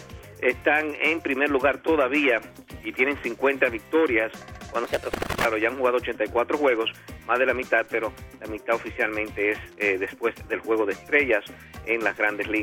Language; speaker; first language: Spanish; native; Spanish